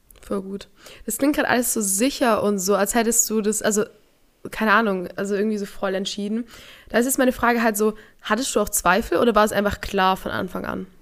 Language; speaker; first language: German; native; German